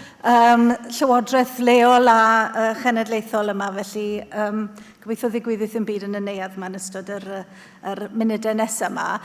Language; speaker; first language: Welsh; native; Welsh